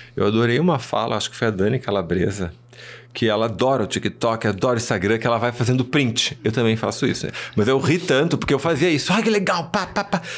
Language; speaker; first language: Portuguese; early bilingual, other home language; Spanish